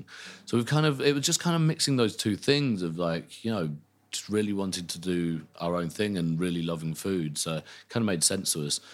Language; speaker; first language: English; native; English